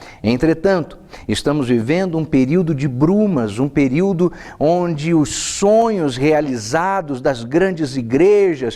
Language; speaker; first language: Portuguese; native; Portuguese